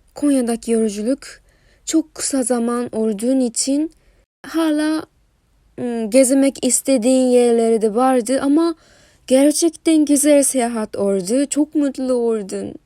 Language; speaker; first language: Turkish; non-native, learner; Japanese